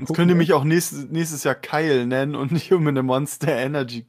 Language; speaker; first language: German; native; German